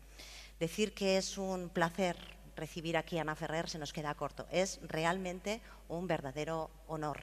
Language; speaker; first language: Spanish; native; Spanish